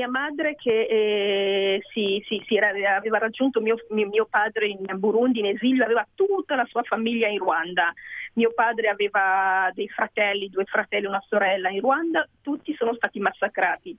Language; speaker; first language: Italian; non-native, fluent; Kinyarwanda